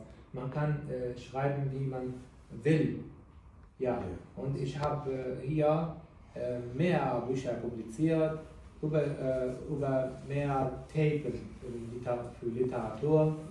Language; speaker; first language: German; non-native, learner; Kurdish